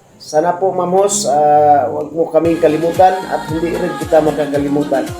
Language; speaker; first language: Filipino; non-native, local second language; Cebuano